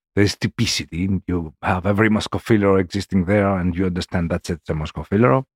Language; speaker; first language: English; non-native, learner; Greek